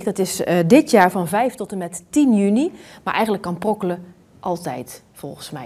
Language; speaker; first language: Dutch; native; Dutch